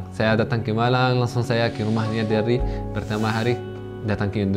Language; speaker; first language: Indonesian; non-native, fluent; Arabic